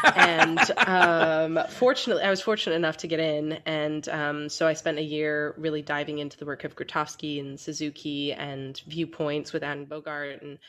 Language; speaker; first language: English; native; English